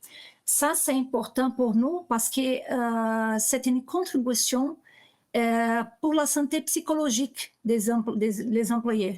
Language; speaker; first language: French; non-native, learner; Portuguese